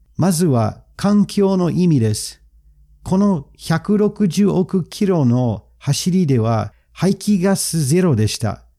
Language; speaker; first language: Japanese; non-native, fluent; English